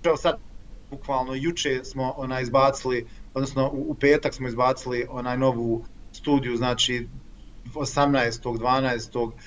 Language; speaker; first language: Bosnian; native; Bosnian